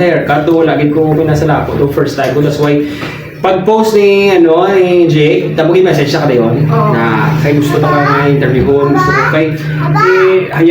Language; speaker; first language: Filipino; non-native, local second language; Hiligaynon